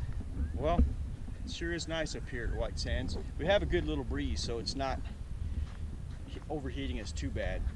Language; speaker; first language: English; native; English